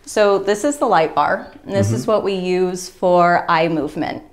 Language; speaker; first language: English; native; English